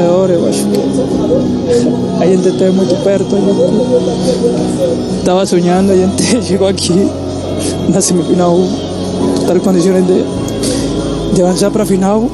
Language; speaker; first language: Portuguese; non-native, fluent; Spanish